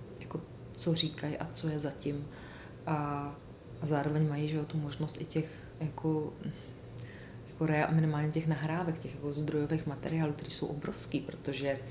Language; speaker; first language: Czech; native; Czech